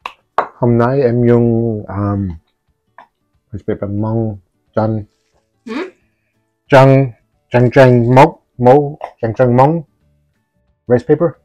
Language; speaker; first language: Vietnamese; non-native, learner; Italian